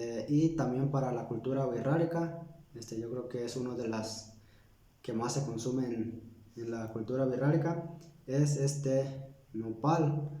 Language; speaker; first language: Spanish; non-native, local second language; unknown